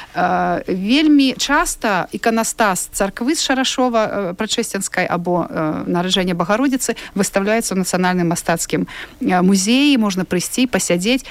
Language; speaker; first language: Belarusian; non-native, local second language; Russian